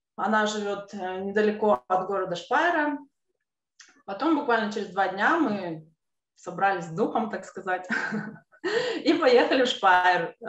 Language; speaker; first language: Russian; native; Russian